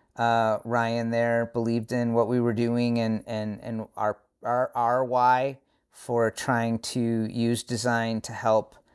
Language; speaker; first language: English; native; English